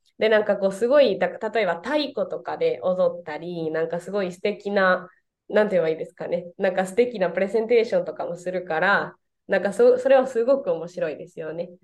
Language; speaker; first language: Japanese; non-native, fluent; Spanish